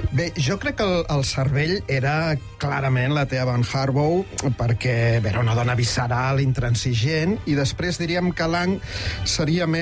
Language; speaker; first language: Catalan; native; Catalan